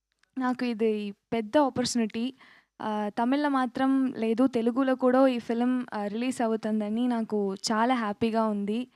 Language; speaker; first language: Telugu; non-native, learner; Tamil